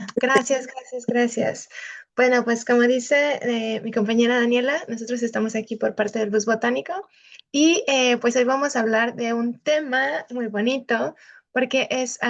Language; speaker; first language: Spanish; native; Spanish